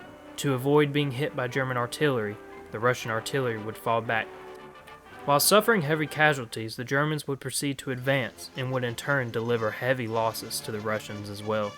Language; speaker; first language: English; native; English